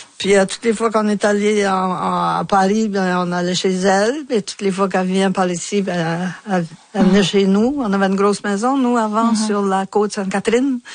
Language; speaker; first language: French; native; French